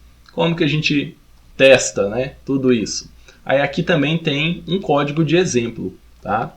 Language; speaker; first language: Portuguese; native; Portuguese